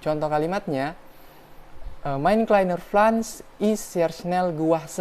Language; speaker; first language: German; non-native, fluent; Indonesian